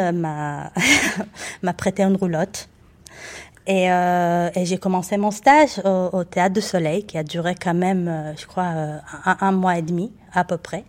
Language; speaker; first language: French; non-native, fluent; Hebrew